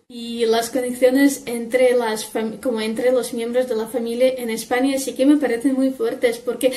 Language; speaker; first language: Spanish; non-native, fluent; Russian